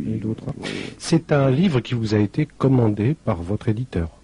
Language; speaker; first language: French; native; French